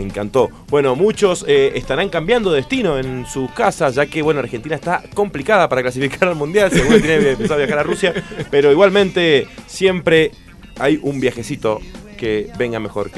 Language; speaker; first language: Spanish; native; Spanish